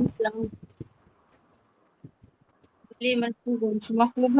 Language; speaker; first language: Persian; non-native, learner; Urdu